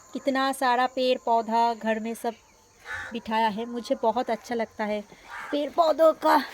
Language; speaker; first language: Hindi; non-native, local second language; Bangla